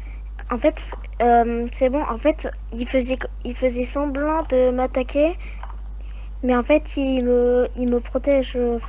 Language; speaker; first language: French; native; French